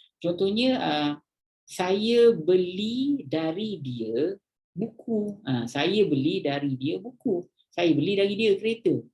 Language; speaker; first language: Malay; native; Malay